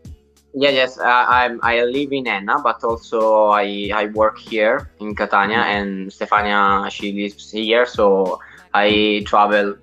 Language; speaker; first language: English; non-native, learner; Italian